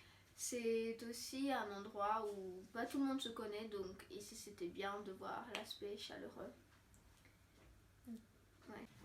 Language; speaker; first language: French; non-native, fluent; English